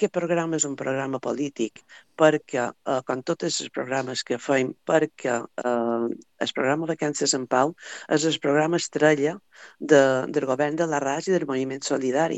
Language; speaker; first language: Catalan; native; Catalan